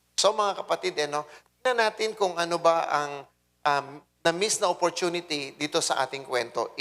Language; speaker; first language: Filipino; non-native, local second language; Pampanga